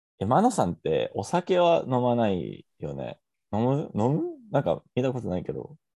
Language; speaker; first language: Japanese; non-native, fluent; English